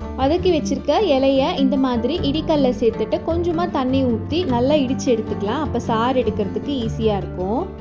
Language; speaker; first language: Tamil; native; Tamil